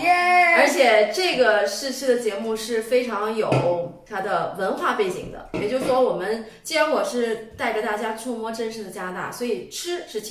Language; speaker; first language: Chinese; native; Chinese